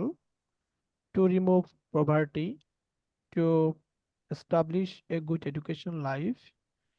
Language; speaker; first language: English; non-native, learner; Bangla